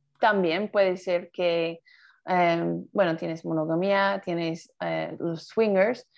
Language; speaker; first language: Spanish; non-native, fluent; English